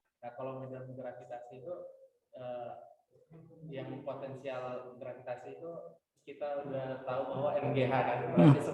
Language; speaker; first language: Indonesian; native; Indonesian